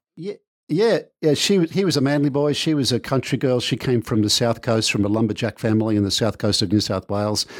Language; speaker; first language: English; native; English